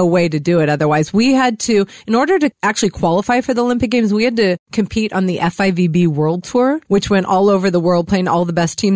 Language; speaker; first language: English; native; English